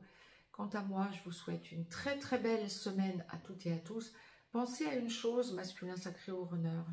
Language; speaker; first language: French; native; French